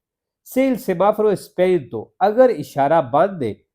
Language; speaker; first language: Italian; non-native, fluent; Punjabi